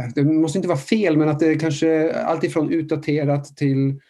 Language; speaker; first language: Swedish; non-native, fluent; Norwegian